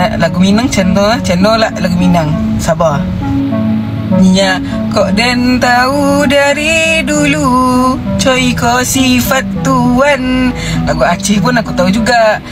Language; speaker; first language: Malay; native; Malay